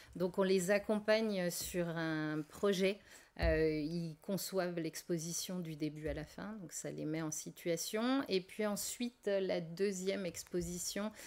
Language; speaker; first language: French; native; French